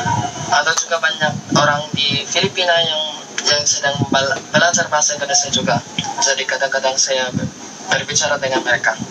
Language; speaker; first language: Indonesian; non-native, learner; Filipino